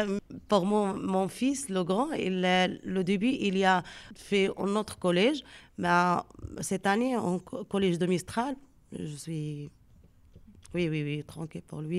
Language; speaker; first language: French; non-native, learner; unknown